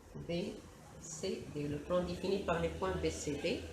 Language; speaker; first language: French; non-native, local second language; Arabic